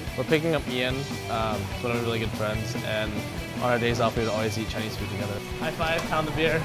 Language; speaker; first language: English; native; English